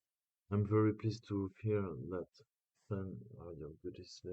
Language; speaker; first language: English; non-native, fluent; French